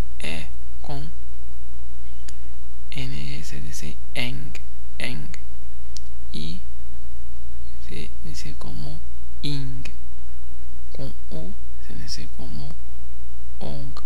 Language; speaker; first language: Spanish; non-native, fluent; Haitian Creole